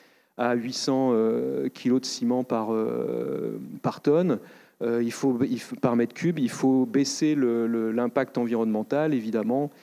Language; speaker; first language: French; native; French